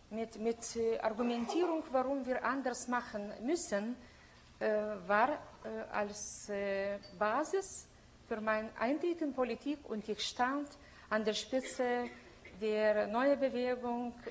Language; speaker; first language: German; non-native, fluent; Lithuanian